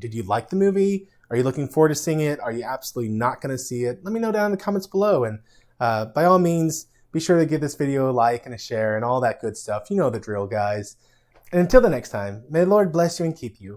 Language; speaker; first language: English; native; English